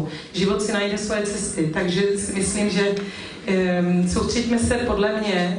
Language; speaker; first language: Czech; native; Czech